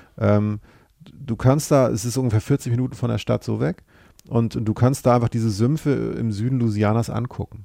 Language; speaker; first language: German; native; German